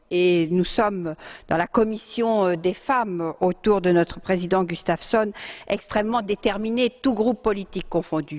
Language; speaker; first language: French; native; French